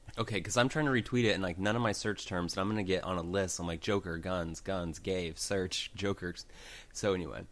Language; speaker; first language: English; native; English